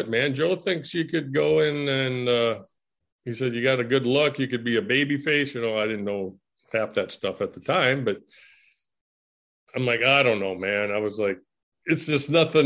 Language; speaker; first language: English; native; English